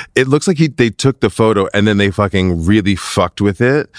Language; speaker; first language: English; native; English